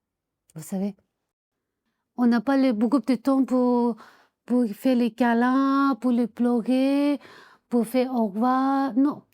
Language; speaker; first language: French; non-native, learner; Tibetan